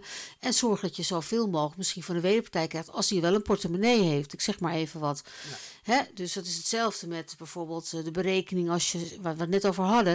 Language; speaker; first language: Dutch; native; Dutch